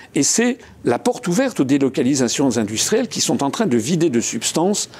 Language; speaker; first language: French; native; French